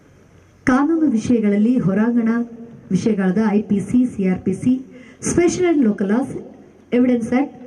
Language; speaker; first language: Kannada; native; Kannada